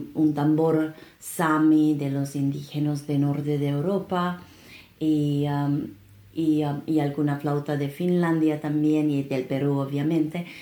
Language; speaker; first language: Spanish; non-native, fluent; Finnish